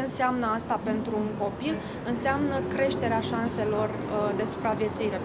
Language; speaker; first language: Romanian; native; Romanian